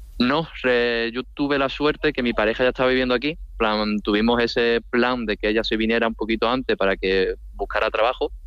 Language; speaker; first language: Spanish; native; Spanish